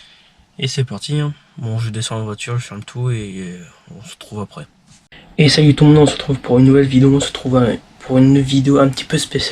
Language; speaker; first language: French; native; French